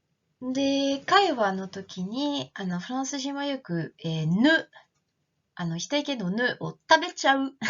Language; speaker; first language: Japanese; non-native, fluent; French